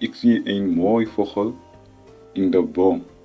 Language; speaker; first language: Dutch; non-native, learner; Tigrinya